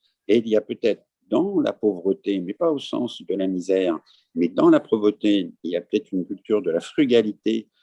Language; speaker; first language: French; native; French